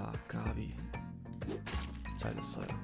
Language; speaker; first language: Korean; non-native, fluent; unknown